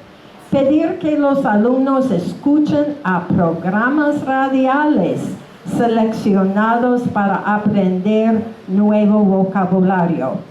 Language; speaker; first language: Spanish; non-native, fluent; English